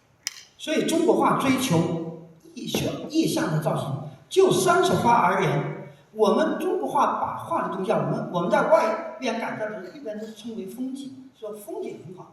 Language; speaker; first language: Chinese; native; Chinese